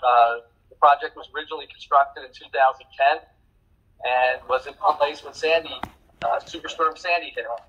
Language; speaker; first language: English; native; English